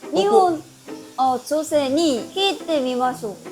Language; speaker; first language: Japanese; non-native, learner; Korean